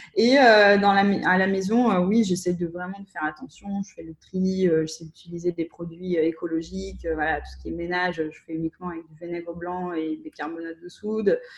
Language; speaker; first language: French; non-native, fluent; Russian